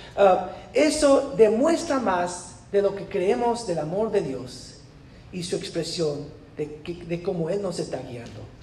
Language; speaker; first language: Spanish; non-native, fluent; English